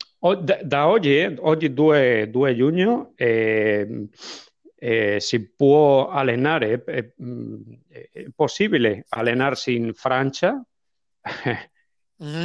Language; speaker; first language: Italian; non-native, fluent; Spanish